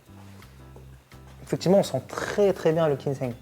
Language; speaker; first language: French; native; French